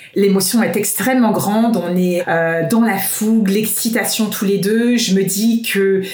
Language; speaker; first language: French; native; French